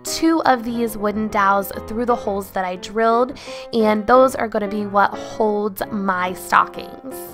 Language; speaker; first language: English; native; English